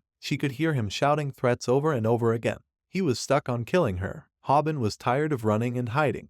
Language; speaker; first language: English; non-native, local second language; Hindi